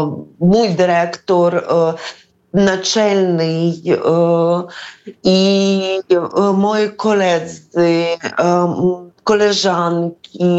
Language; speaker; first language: Polish; non-native, fluent; Ukrainian